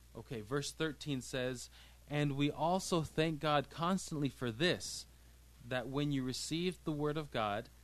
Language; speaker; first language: English; native; English